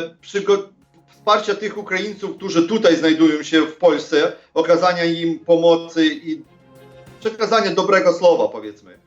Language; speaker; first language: Polish; non-native, fluent; Ukrainian